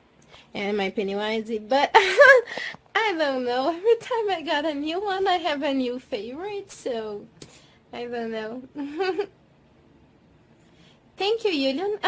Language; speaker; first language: English; non-native, fluent; Portuguese